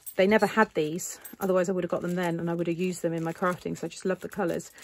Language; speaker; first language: English; native; English